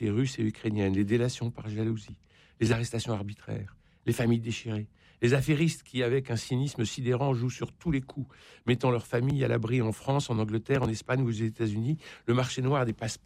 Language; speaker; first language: French; native; French